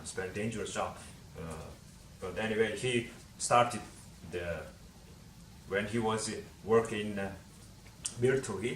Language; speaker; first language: English; non-native, learner; Korean